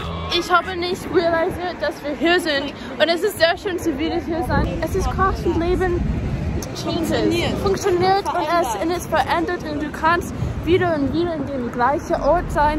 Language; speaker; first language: German; non-native, learner; English